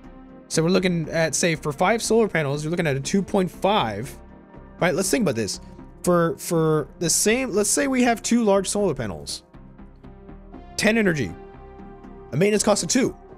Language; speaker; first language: English; native; English